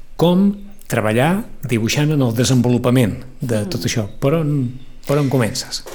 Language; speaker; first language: Catalan; native; Catalan